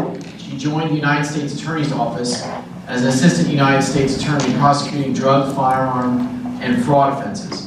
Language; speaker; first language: English; native; English